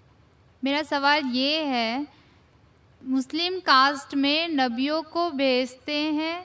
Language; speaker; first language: Hindi; non-native, local second language; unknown